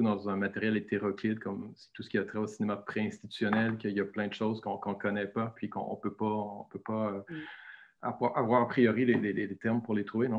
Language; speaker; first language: French; native; French